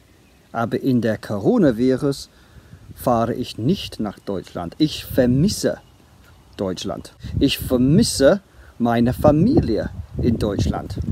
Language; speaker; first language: German; non-native, fluent; English